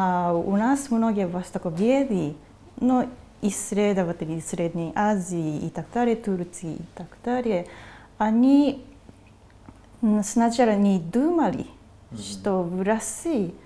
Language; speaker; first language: Russian; non-native, fluent; Japanese